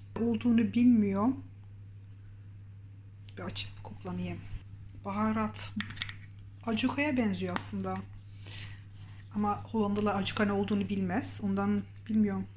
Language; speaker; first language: Turkish; early bilingual, heritage; Turkish